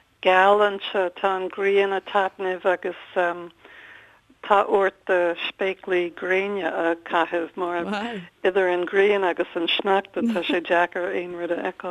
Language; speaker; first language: Irish; non-native, local second language; English